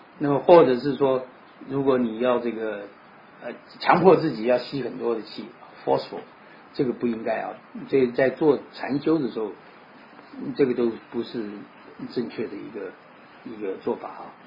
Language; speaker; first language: Chinese; native; Chinese